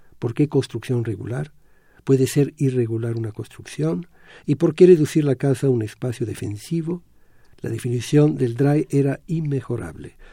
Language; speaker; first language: Spanish; non-native, fluent; Italian